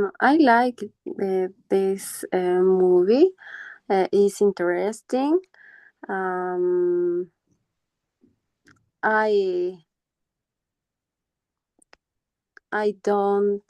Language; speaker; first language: English; non-native, learner; Spanish